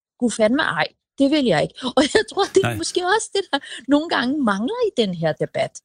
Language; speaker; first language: Danish; early bilingual, other home language; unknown